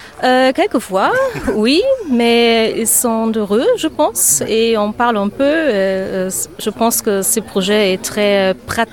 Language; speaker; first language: French; non-native, learner; German